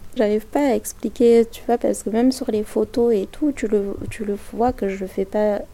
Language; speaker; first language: French; early bilingual, other home language; Malagasy